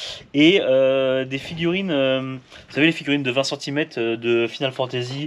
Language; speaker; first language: French; native; French